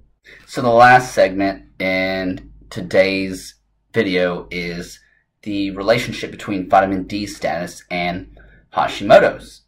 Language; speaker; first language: English; native; English